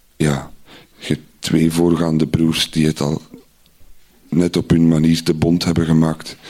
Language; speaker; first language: Dutch; native; Dutch